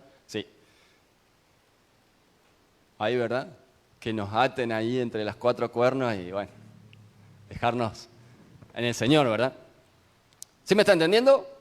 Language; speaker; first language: Spanish; native; Spanish